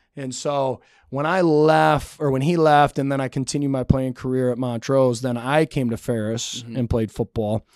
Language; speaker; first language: English; native; English